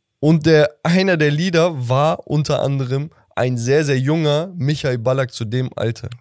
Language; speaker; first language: German; native; German